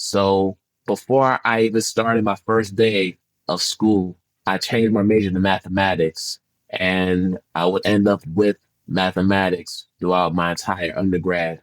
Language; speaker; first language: English; early bilingual, other home language; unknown